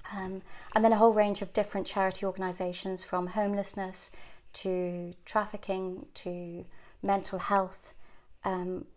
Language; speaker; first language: English; native; English